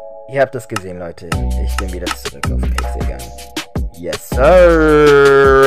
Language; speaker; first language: German; native; German